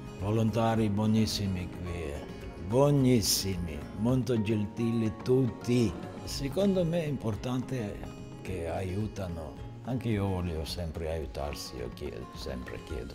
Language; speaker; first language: Italian; non-native, learner; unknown